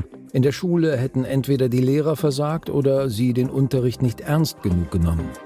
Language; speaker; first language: German; native; German